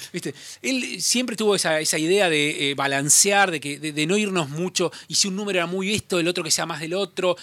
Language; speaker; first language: Spanish; native; Spanish